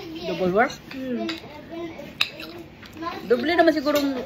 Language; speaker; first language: Filipino; non-native, local second language; Bikol